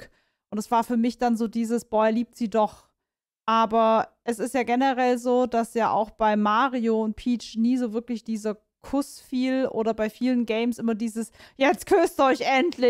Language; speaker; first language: German; native; German